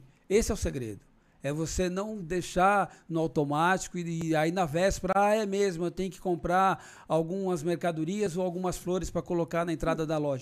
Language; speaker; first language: Portuguese; native; Portuguese